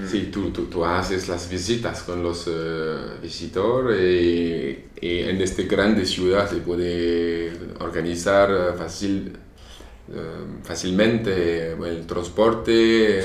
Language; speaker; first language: Spanish; non-native, learner; French